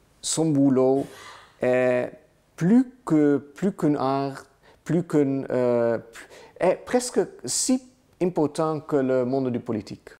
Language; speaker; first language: French; non-native, learner; Dutch